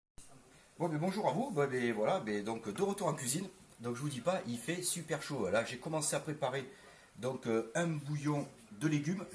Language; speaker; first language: French; native; French